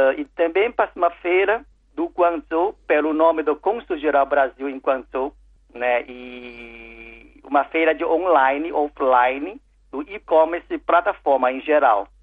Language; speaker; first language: Portuguese; non-native, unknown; Chinese